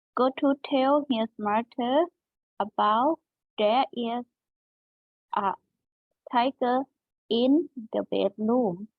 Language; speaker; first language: English; non-native, learner; Thai